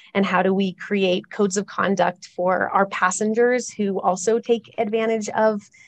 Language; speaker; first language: English; native; English